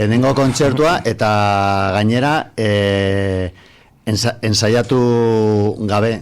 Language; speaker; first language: Basque; non-native, local second language; Spanish